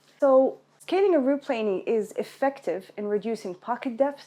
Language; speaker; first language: English; non-native, fluent; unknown